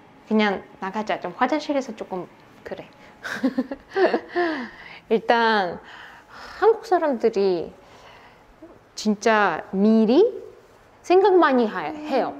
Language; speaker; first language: Korean; non-native, fluent; Russian